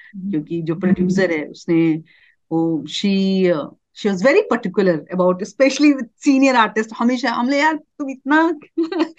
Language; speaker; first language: Hindi; native; Hindi